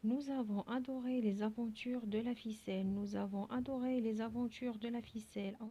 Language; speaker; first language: French; non-native, local second language; Arabic